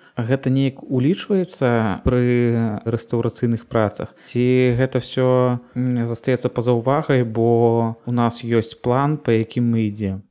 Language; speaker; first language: Belarusian; native; Belarusian